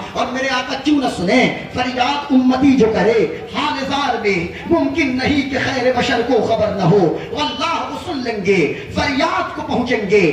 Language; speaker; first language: Urdu; native; Urdu